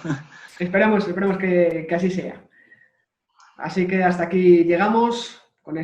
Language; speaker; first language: Spanish; native; Spanish